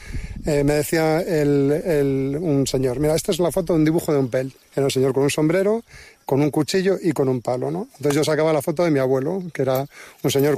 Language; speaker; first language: Spanish; native; Spanish